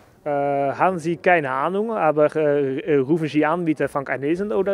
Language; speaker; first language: German; non-native, learner; Dutch